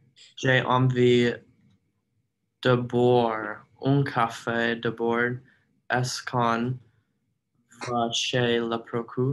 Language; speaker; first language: French; non-native, learner; English